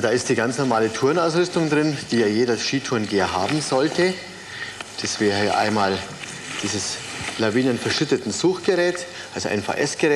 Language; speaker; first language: German; native; German